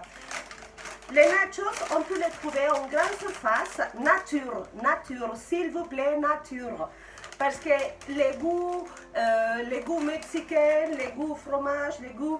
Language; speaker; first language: French; non-native, fluent; Spanish